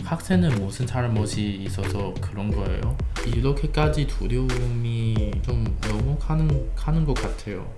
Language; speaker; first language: Korean; non-native, learner; Chinese